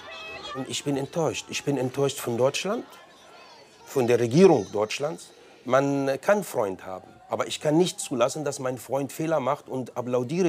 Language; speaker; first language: German; non-native, fluent; Arabic